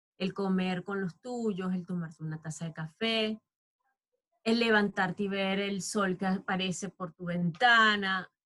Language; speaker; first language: Spanish; native; Spanish